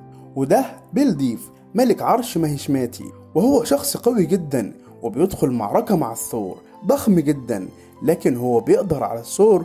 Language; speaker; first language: Arabic; native; Arabic